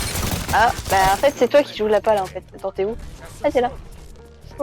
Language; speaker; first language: French; native; French